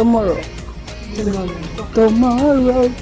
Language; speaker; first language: English; non-native, learner; Filipino